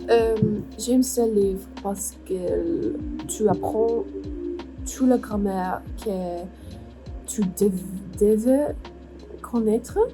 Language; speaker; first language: French; non-native, learner; English